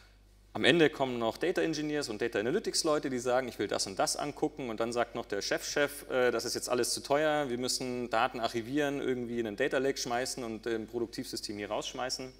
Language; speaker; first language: German; native; German